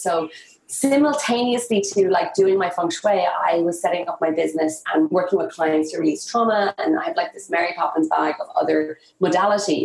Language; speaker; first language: English; native; English